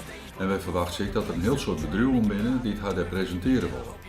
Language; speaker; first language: Dutch; non-native, local second language; Western Frisian